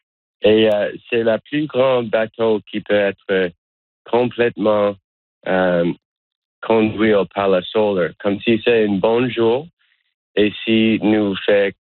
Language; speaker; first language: French; non-native, learner; English